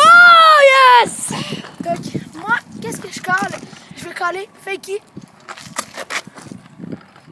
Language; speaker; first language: French; native; French